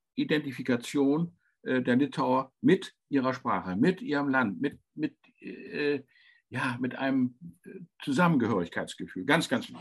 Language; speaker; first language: German; native; German